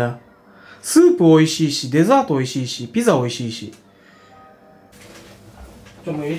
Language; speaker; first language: Japanese; native; Japanese